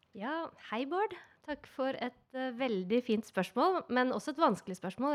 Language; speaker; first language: Norwegian; native; Norwegian